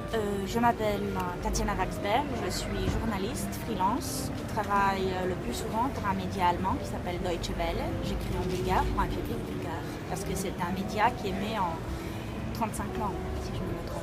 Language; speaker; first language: French; non-native, fluent; Bulgarian